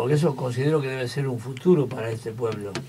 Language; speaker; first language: Spanish; native; Spanish